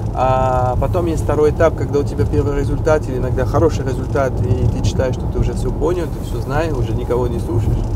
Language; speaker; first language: Russian; non-native, fluent; French